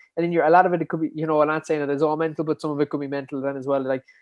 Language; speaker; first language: English; native; English